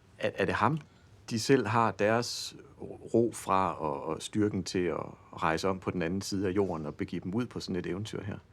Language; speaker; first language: Danish; native; Danish